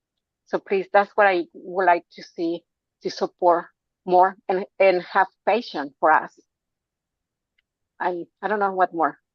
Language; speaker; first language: English; non-native, fluent; Spanish